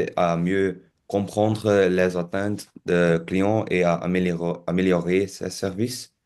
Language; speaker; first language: French; non-native, learner; Dutch